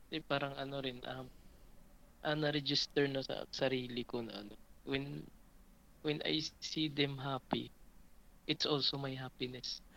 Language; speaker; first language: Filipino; non-native, local second language; Cebuano